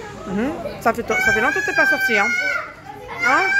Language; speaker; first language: French; native; French